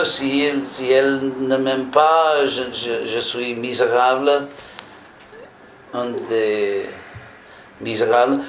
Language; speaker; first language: French; non-native, fluent; English